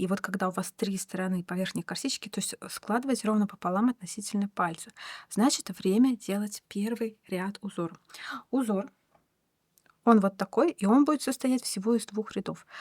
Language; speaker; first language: Russian; native; Russian